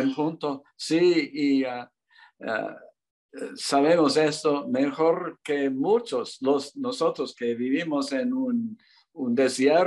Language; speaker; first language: Spanish; non-native, learner; English